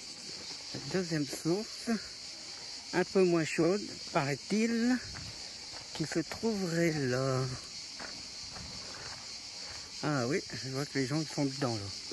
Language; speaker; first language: French; native; French